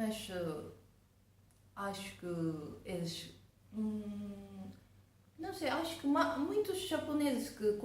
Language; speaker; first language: Portuguese; non-native, fluent; Japanese